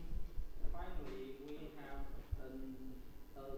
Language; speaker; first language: English; non-native, learner; Vietnamese